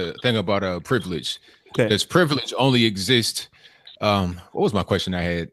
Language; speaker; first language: English; native; English